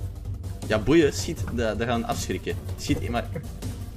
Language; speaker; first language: Dutch; native; Dutch